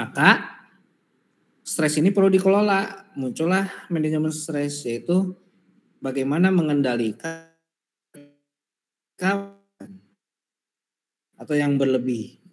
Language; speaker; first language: Indonesian; native; Indonesian